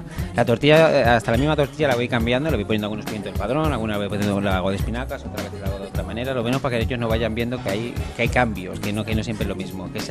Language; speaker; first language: Spanish; native; Spanish